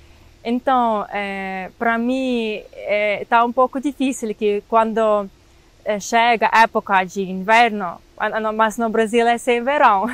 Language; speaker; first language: Portuguese; non-native, fluent; Ukrainian